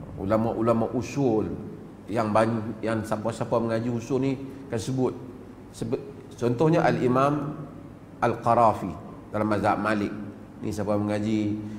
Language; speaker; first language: Malay; native; Malay